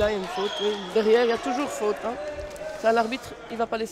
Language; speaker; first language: French; native; French